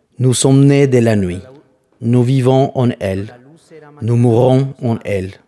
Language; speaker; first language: French; non-native, fluent; Spanish